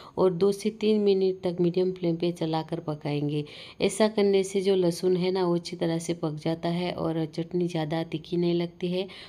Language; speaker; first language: Hindi; non-native, local second language; Gujarati